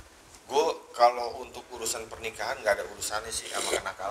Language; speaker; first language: Indonesian; native; Indonesian